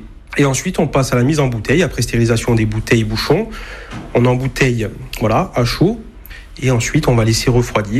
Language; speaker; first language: French; native; French